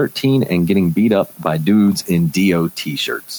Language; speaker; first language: English; native; English